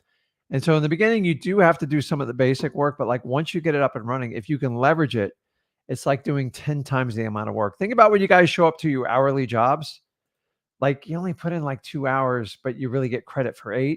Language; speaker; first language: English; native; English